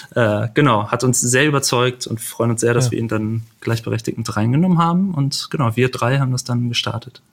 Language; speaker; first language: German; native; German